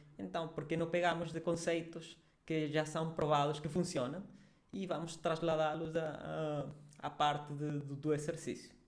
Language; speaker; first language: Portuguese; non-native, fluent; Spanish